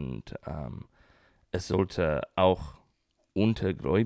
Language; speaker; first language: German; non-native, learner; English